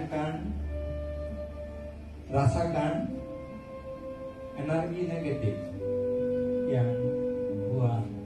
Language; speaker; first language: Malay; non-native, fluent; Bangla